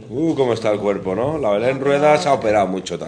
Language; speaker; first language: Spanish; native; Spanish